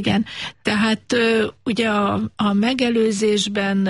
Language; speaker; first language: Hungarian; native; Hungarian